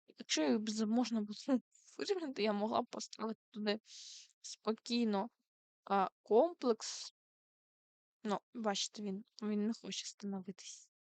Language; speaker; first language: Ukrainian; non-native, local second language; Russian